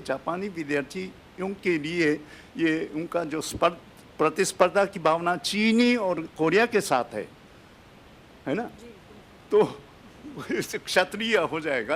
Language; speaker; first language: Hindi; non-native, fluent; Japanese